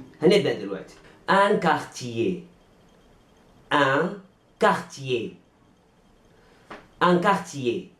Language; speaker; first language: French; non-native, fluent; Arabic